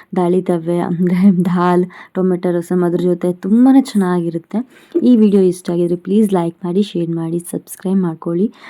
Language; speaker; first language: Kannada; non-native, local second language; Konkani